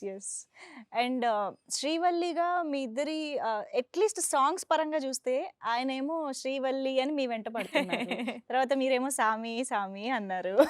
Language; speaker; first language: Telugu; native; Telugu